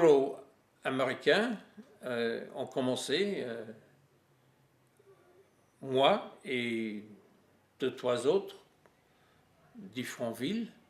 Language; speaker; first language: French; non-native, fluent; English